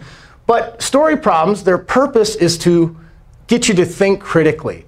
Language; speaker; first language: English; native; English